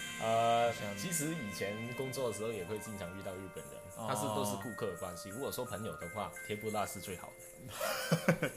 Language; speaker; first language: Chinese; non-native, local second language; Cantonese